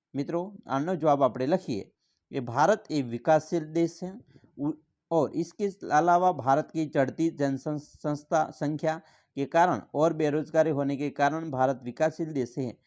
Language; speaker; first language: Hindi; non-native, local second language; Gujarati